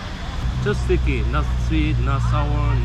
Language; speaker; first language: English; non-native, learner; Korean